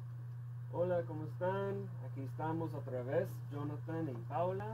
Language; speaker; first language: Spanish; non-native, fluent; English